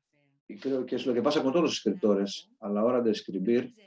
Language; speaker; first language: Spanish; non-native, fluent; Greek